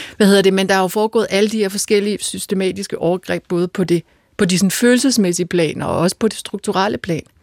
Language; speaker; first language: Danish; native; Danish